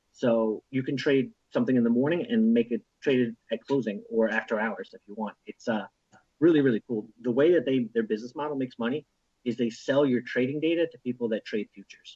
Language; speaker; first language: English; native; English